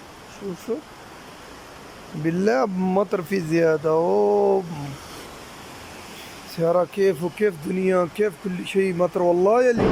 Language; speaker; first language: Arabic; non-native, learner; Hindi